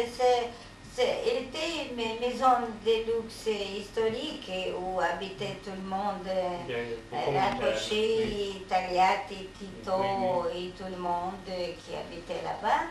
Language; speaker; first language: French; non-native, fluent; Hungarian